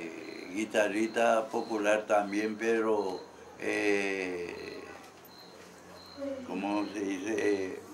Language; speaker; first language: Spanish; non-native, local second language; Guarani